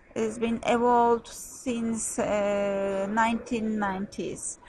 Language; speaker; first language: English; non-native, fluent; Turkish